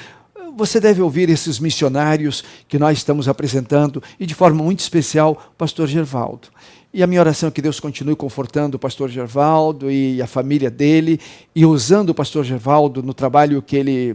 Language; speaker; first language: Portuguese; native; Portuguese